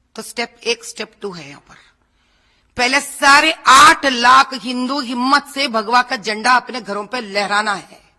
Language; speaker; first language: Hindi; non-native, local second language; Telugu